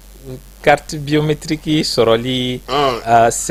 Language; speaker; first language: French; non-native, local second language; Bambara